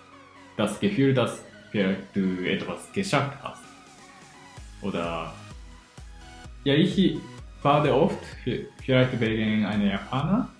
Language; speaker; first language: German; non-native, learner; Japanese